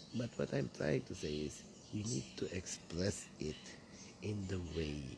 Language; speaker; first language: English; non-native, local second language; Filipino